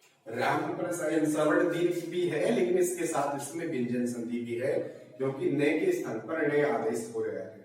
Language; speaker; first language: Hindi; native; Hindi